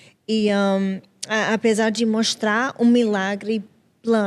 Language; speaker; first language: Portuguese; non-native, fluent; English